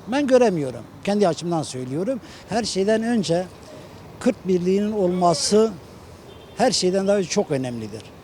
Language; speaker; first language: Turkish; non-native, local second language; Kurdish